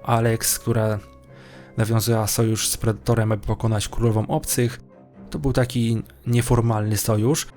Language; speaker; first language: Polish; native; Polish